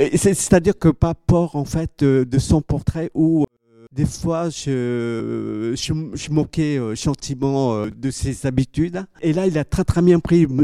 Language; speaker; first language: French; early bilingual, other home language; Khmer